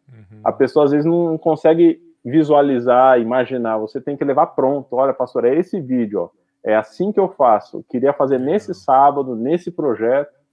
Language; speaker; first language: Portuguese; native; Portuguese